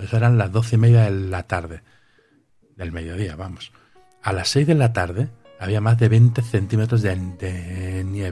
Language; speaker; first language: Spanish; native; Spanish